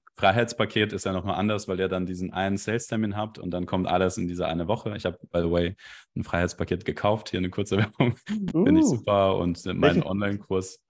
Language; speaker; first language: German; non-native, fluent; Russian